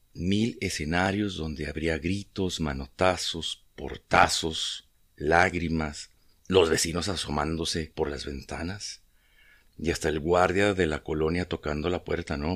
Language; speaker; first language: Spanish; native; Spanish